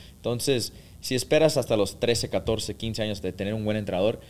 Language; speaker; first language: Spanish; early bilingual, heritage; Spanish